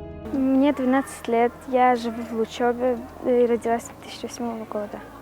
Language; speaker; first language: Russian; non-native, local second language; Tajik